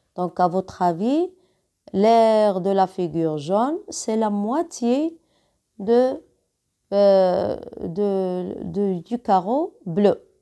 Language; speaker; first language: French; non-native, local second language; Arabic